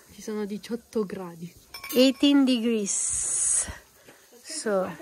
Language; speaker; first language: Italian; early bilingual, other home language; Filipino